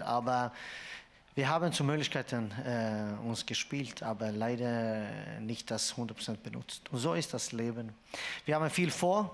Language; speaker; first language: German; non-native, fluent; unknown